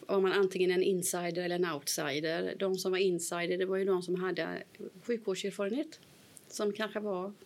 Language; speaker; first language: Swedish; native; Swedish